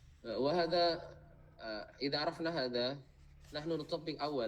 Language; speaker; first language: Arabic; non-native, fluent; Indonesian